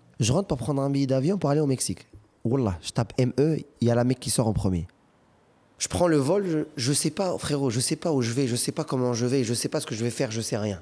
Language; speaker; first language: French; non-native, local second language; Arabic